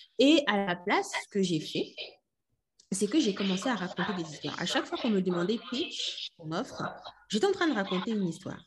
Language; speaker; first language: French; non-native, local second language; Lingala